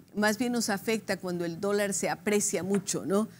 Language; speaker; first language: Spanish; native; Spanish